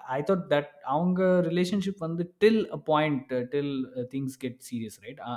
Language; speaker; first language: English; non-native, local second language; Tamil